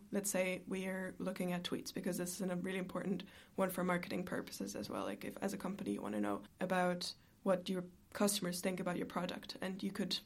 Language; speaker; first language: English; non-native, fluent; German